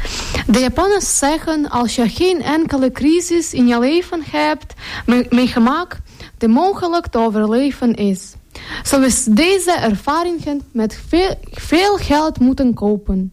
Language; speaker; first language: Dutch; non-native, learner; Ukrainian